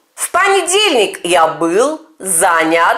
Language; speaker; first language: Russian; non-native, fluent; Turkish